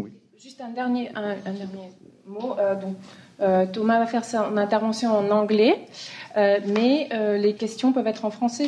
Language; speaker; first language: French; native; French